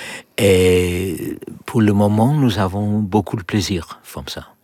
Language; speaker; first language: French; non-native, learner; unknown